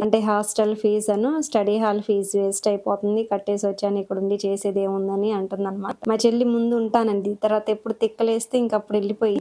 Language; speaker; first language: Telugu; non-native, local second language; Lambadi